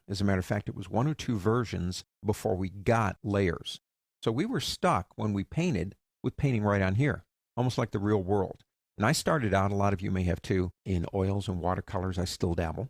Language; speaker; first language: English; native; English